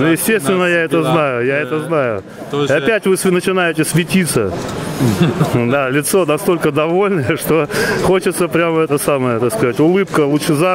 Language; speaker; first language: Russian; native; Russian